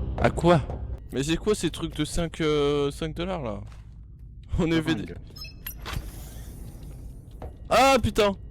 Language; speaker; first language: French; native; French